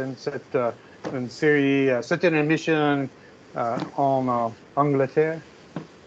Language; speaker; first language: French; non-native, learner; English